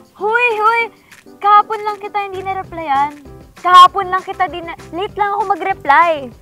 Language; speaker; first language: Filipino; native; Filipino